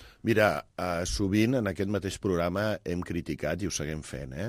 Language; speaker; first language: Catalan; native; Catalan